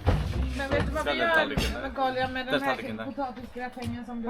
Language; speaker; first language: Swedish; native; Swedish